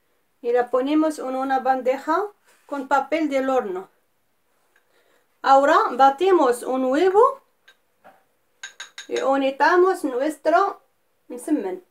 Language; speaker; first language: Spanish; non-native, fluent; Arabic